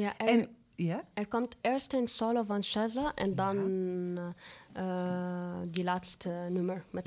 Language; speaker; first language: Dutch; non-native, fluent; Arabic